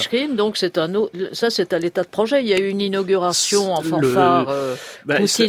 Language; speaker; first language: French; native; French